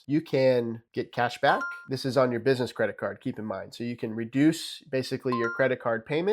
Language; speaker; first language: English; native; English